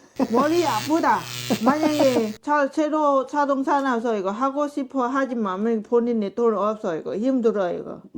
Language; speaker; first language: Korean; non-native, learner; Lao